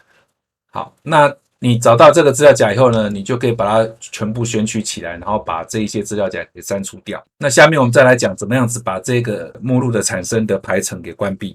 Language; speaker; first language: Chinese; native; Chinese